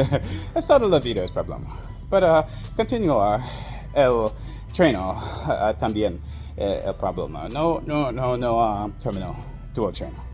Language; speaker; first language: Spanish; non-native, learner; English